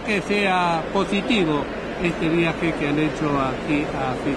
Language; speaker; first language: Spanish; native; Spanish